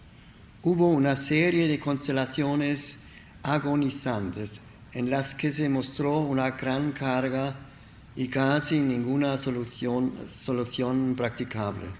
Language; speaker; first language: Spanish; non-native, learner; German